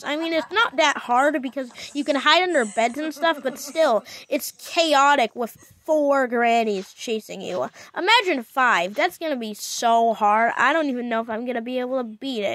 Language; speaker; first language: English; native; English